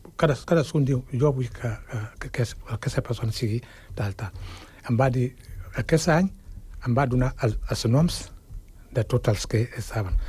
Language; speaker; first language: Catalan; non-native, fluent; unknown